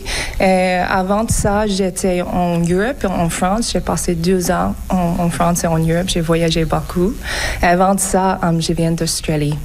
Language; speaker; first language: French; non-native, learner; English